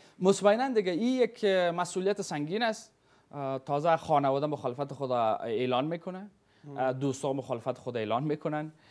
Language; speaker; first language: Persian; native; Persian